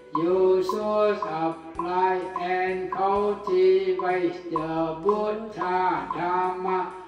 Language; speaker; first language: English; non-native, fluent; Vietnamese